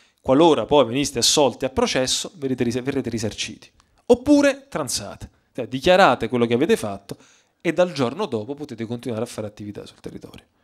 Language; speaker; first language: Italian; native; Italian